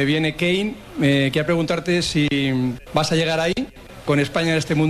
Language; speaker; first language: Spanish; native; Spanish